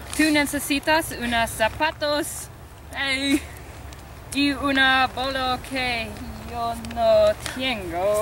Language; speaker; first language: Spanish; non-native, learner; English